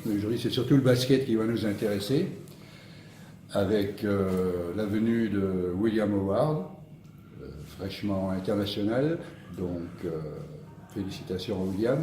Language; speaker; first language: French; native; French